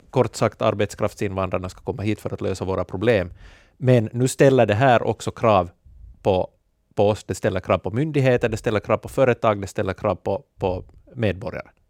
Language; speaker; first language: Swedish; native; Swedish